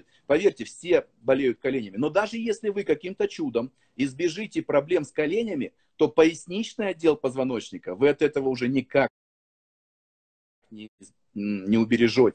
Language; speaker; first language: Russian; native; Russian